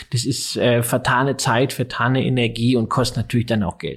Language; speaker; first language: German; native; German